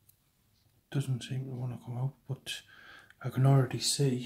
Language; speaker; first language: English; native; English